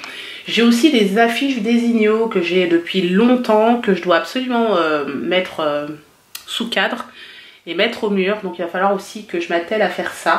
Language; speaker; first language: French; native; French